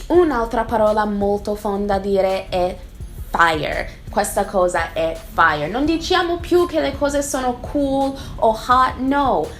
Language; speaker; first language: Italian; non-native, fluent; English